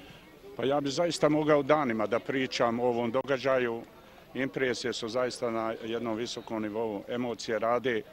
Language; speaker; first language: Bosnian; native; Bosnian